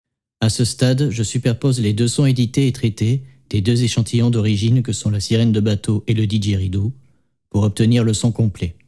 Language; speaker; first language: French; native; French